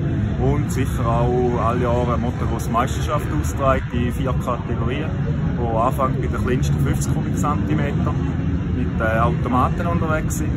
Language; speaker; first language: German; native; German